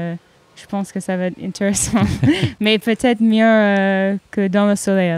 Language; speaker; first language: French; non-native, fluent; English